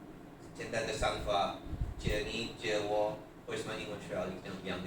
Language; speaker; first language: Chinese; non-native, learner; English